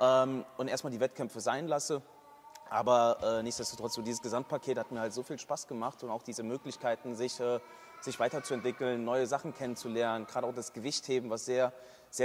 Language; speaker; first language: German; native; German